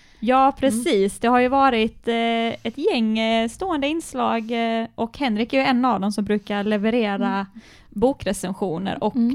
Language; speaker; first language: Swedish; native; Swedish